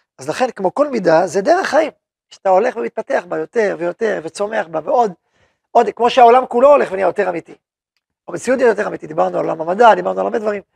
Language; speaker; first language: Hebrew; native; Hebrew